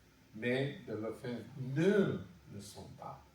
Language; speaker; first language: French; non-native, learner; English